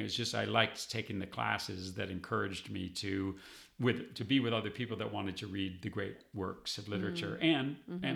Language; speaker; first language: English; native; English